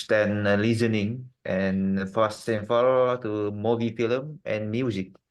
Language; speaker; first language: English; non-native, learner; Indonesian